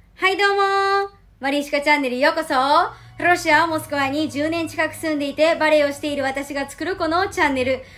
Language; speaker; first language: Japanese; native; Japanese